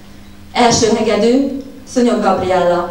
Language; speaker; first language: Hungarian; native; Hungarian